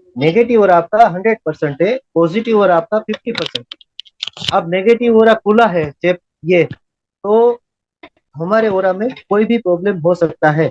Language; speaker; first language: Hindi; non-native, local second language; Gujarati